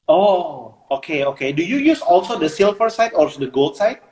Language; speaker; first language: English; non-native, fluent; Indonesian